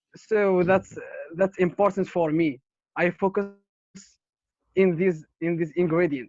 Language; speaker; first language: English; non-native, learner; Arabic